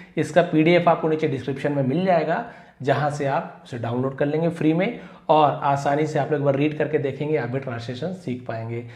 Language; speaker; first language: Hindi; native; Hindi